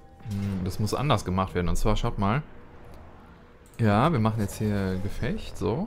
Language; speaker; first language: German; native; German